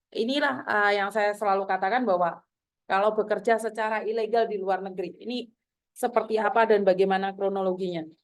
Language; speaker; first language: Indonesian; native; Indonesian